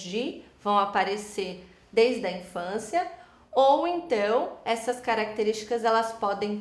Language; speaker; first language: Portuguese; native; Portuguese